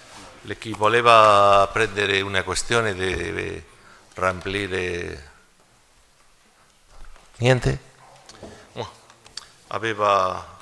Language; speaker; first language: Italian; non-native, learner; Spanish